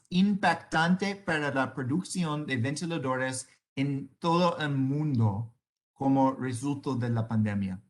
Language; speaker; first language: Spanish; non-native, learner; English